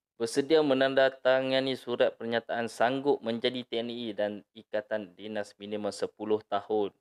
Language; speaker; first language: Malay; native; Malay